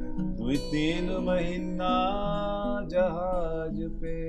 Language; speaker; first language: Hindi; early bilingual, heritage; Hindi